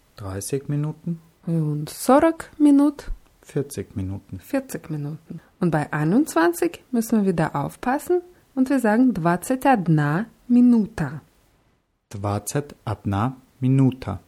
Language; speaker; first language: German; non-native, fluent; Russian